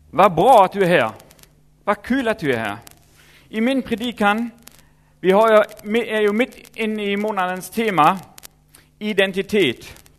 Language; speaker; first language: Swedish; non-native, fluent; German